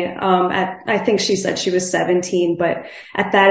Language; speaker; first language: English; native; English